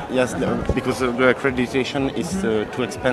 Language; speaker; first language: English; non-native, learner; French